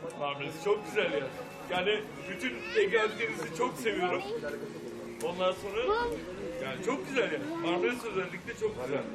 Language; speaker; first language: Turkish; early bilingual, heritage; Turkish